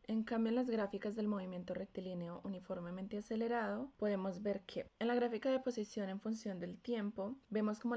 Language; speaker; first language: Spanish; native; Spanish